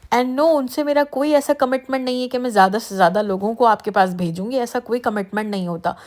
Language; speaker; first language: Urdu; native; Urdu